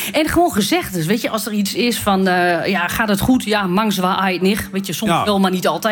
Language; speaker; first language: Dutch; native; Dutch